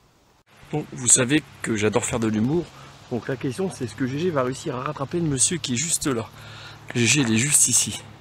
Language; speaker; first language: French; native; French